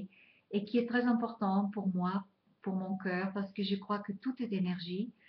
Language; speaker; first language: French; non-native, fluent; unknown